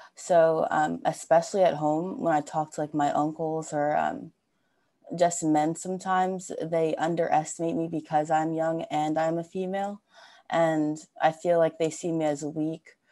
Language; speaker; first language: English; native; English